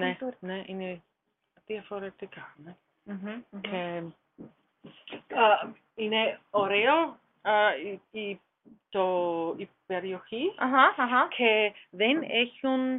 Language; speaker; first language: Greek; non-native, learner; German